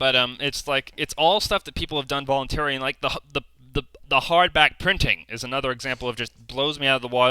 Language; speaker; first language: English; native; English